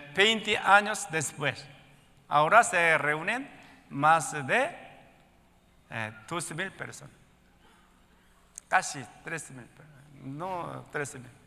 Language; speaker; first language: Spanish; non-native, learner; Korean